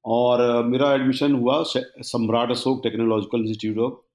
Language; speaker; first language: Hindi; native; Hindi